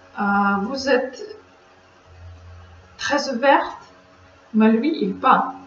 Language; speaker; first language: French; non-native, learner; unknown